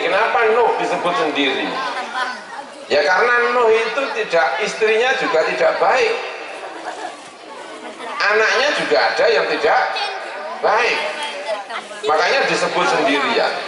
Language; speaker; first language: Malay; non-native, local second language; Javanese